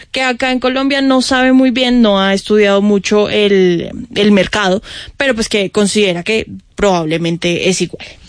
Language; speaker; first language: Spanish; native; Spanish